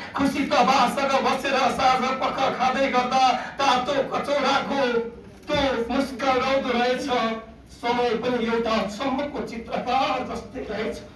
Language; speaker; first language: Nepali; native; Nepali